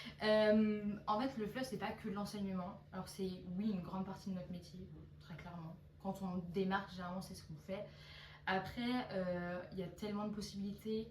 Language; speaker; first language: French; native; French